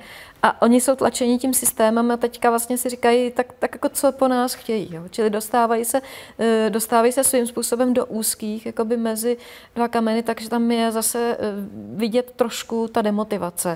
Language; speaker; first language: Czech; native; Czech